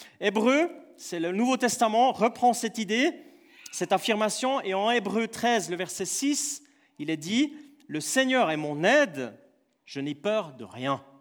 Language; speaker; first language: French; native; French